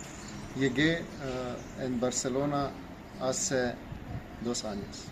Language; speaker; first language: Spanish; non-native, learner; Slovenian